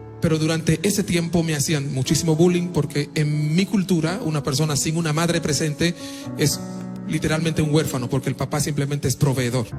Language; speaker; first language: Spanish; non-native, fluent; Haitian Creole